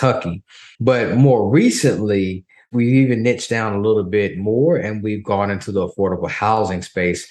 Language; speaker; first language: English; native; English